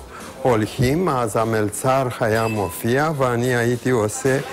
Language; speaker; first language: Hebrew; non-native, fluent; Romanian